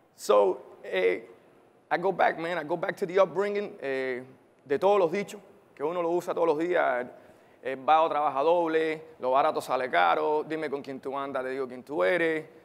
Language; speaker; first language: Spanish; early bilingual, heritage; Spanish